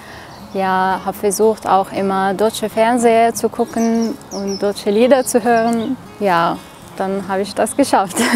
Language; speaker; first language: German; non-native, fluent; Arabic